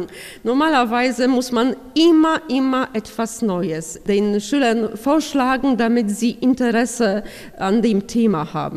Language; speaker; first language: German; non-native, fluent; Polish